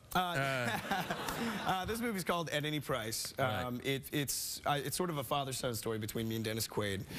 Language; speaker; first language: English; native; English